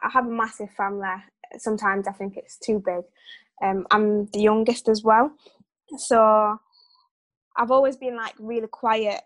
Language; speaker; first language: English; native; English